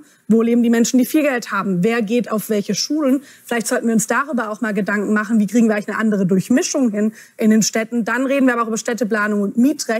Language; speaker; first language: German; native; German